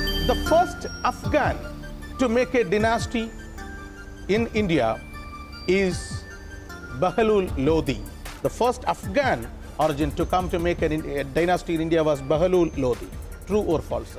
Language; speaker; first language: English; non-native, local second language; Malayalam